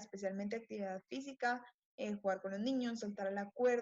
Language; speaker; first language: Spanish; native; Spanish